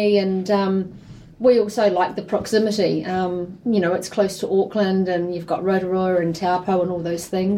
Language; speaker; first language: English; native; English